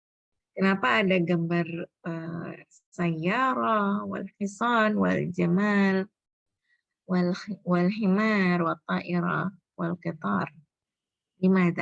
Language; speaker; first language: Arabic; non-native, fluent; Indonesian